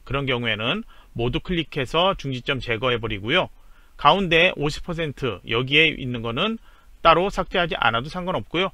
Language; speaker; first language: Korean; native; Korean